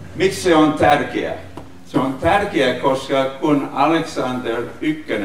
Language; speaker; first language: Finnish; non-native, fluent; English